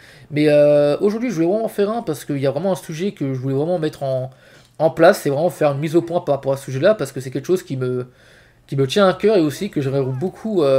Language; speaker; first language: French; native; French